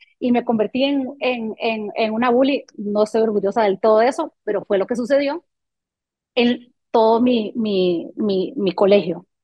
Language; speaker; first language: Spanish; early bilingual, other home language; French